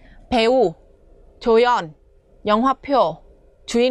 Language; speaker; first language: Korean; non-native, fluent; Vietnamese